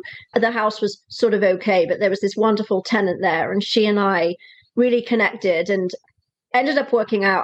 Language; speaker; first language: English; native; English